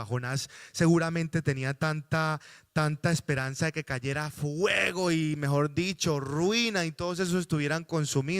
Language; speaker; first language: Spanish; native; Spanish